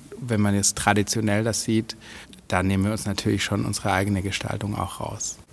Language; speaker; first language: German; native; German